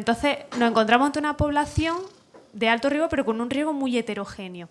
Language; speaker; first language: Spanish; native; Spanish